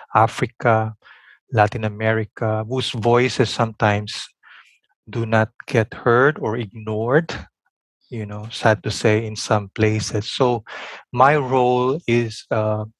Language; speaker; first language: English; non-native, local second language; Filipino